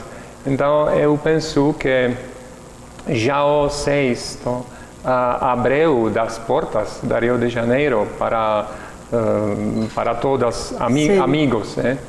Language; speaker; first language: Portuguese; non-native, learner; Czech